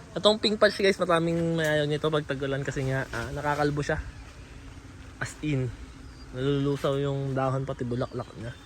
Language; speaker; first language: Filipino; native; Filipino